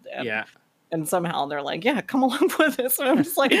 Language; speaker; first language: English; native; English